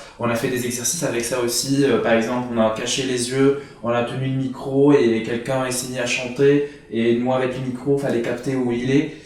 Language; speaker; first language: French; non-native, local second language; Arabic